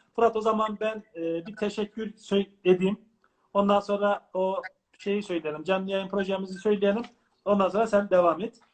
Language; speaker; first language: Turkish; native; Turkish